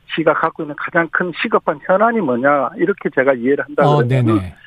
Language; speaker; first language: Korean; native; Korean